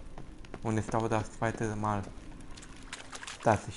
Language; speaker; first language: German; non-native, fluent; Romanian